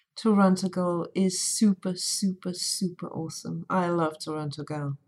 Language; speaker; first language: English; non-native, fluent; Danish